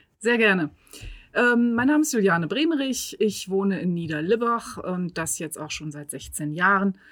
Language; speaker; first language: German; native; German